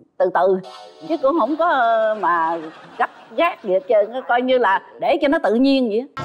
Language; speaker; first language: Vietnamese; native; Vietnamese